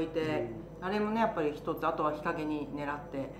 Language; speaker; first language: Japanese; native; Japanese